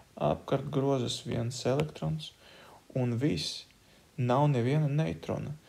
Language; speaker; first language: Latvian; non-native, local second language; Russian